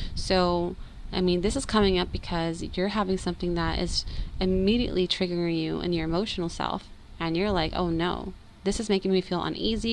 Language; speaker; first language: English; native; English